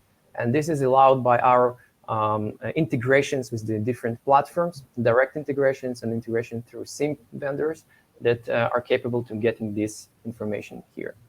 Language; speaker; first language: English; non-native, fluent; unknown